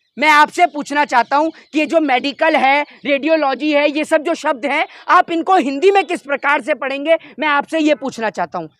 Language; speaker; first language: Hindi; native; Hindi